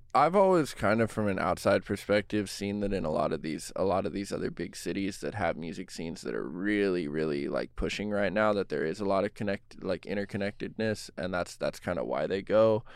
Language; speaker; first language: English; native; English